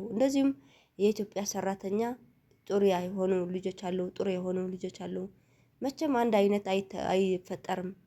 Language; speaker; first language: Amharic; non-native, local second language; Tigrinya